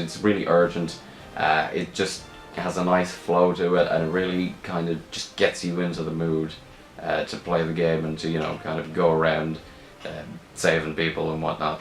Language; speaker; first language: English; native; English